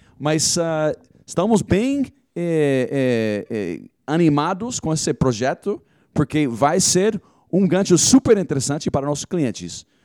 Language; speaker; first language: Portuguese; non-native, fluent; English